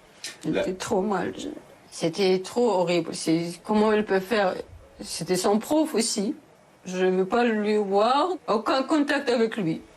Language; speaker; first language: French; non-native, learner; Chechen